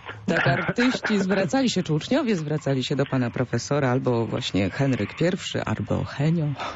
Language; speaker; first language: Polish; native; Polish